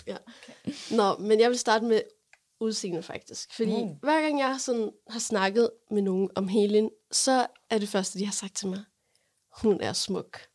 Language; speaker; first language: Danish; non-native, fluent; Arabic